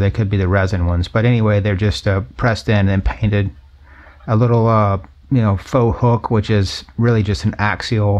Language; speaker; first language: English; native; English